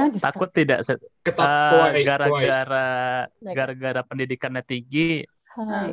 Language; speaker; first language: Indonesian; native; Indonesian